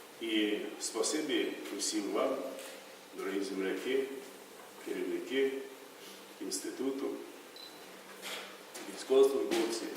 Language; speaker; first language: Ukrainian; native; Ukrainian